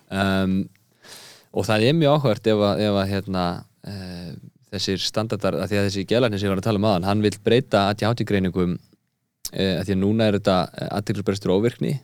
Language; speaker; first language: Icelandic; early bilingual, heritage; Icelandic